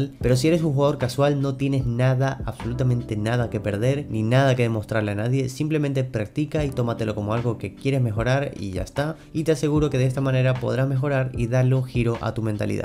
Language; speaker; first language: Spanish; native; Spanish